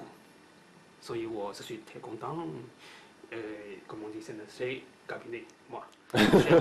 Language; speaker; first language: French; non-native, learner; Chinese